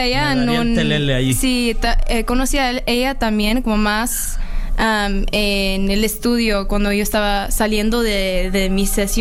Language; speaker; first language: Spanish; early bilingual, heritage; Spanish